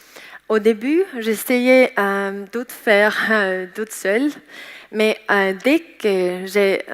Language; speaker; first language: French; non-native, learner; Estonian